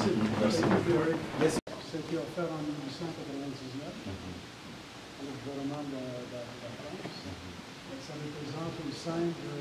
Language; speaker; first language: French; native; French